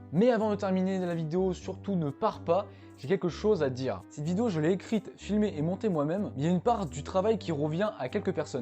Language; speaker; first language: French; native; French